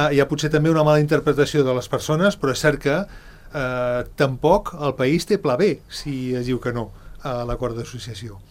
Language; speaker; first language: Catalan; native; Catalan